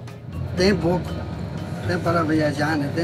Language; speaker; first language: Portuguese; non-native, learner; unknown